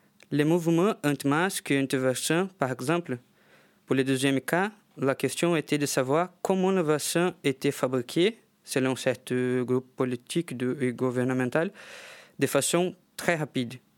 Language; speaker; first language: French; non-native, fluent; Portuguese